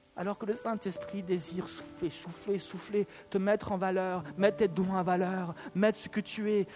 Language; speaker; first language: French; native; French